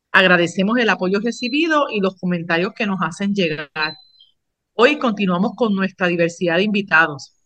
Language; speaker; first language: Spanish; native; Spanish